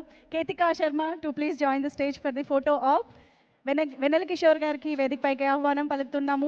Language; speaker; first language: Telugu; native; Telugu